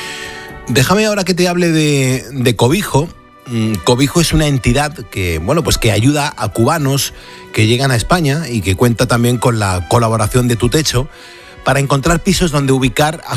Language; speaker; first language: Spanish; native; Spanish